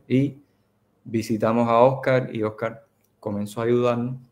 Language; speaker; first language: Spanish; native; Spanish